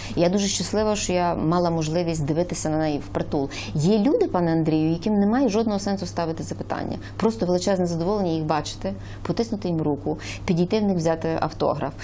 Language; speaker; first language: Ukrainian; native; Ukrainian